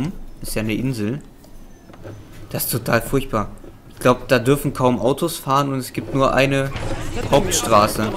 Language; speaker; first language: German; native; German